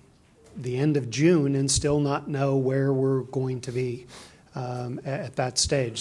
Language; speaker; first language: English; native; English